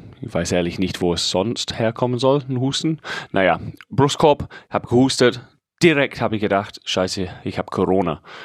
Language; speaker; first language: German; non-native, fluent; English